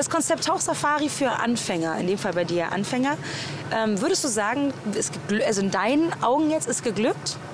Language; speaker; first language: German; native; German